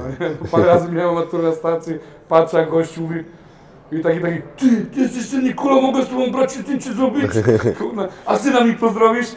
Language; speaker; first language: Polish; early bilingual, heritage; Serbian